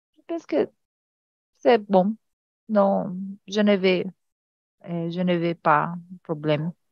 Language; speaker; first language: French; non-native, learner; Portuguese